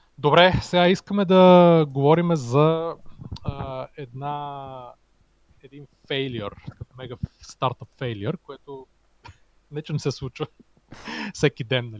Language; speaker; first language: Bulgarian; native; Bulgarian